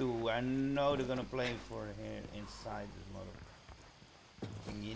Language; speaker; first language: English; non-native, fluent; Dutch